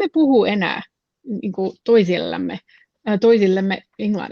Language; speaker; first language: Finnish; non-native, fluent; English